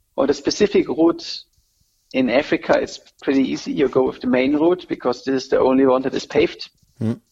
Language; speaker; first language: English; non-native, fluent; German